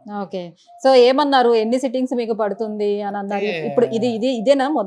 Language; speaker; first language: Telugu; native; Telugu